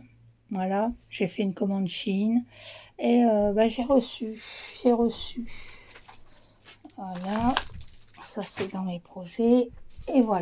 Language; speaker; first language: French; native; French